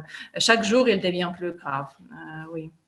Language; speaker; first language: French; non-native, fluent; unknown